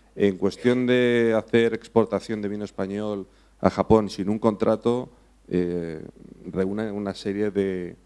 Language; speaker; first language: Spanish; non-native, fluent; English